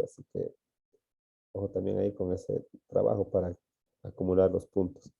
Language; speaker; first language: Spanish; native; Spanish